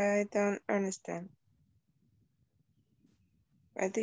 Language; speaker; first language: English; non-native, learner; Spanish